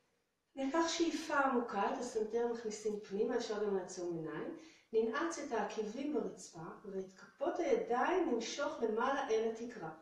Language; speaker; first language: Hebrew; native; Hebrew